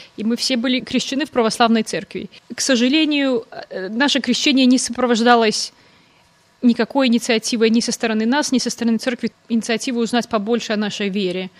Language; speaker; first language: Russian; native; Russian